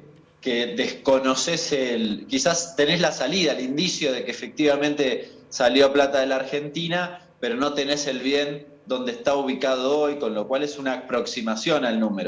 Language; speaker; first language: Spanish; native; Spanish